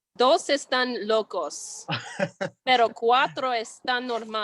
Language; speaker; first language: Spanish; non-native, learner; English